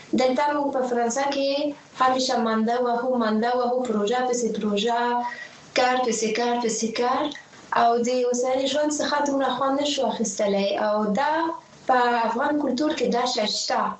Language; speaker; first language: Pashto; non-native, fluent; French